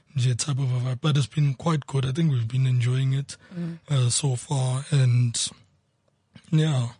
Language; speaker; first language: English; non-native, local second language; Zulu